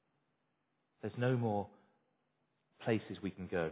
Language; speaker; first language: English; native; English